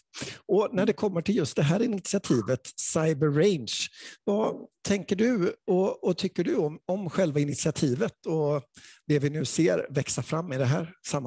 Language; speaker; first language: Swedish; native; Swedish